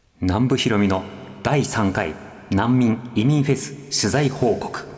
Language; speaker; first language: Japanese; native; Japanese